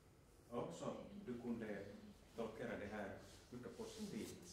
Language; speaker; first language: Swedish; non-native, local second language; Finnish